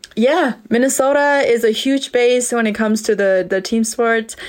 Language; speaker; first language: English; early bilingual, other home language; S'gaw Karen